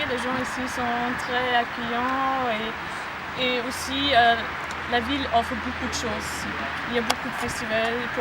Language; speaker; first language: French; non-native, fluent; German